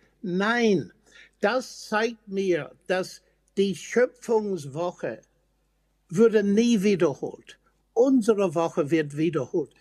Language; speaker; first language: German; non-native, fluent; English